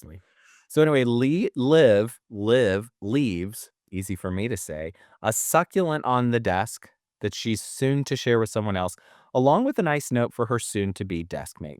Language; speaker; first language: English; native; English